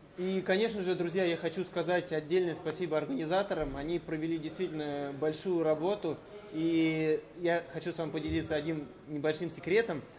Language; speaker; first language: Russian; native; Russian